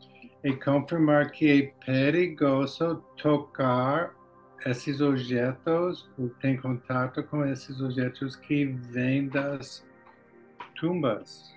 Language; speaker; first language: Portuguese; non-native, learner; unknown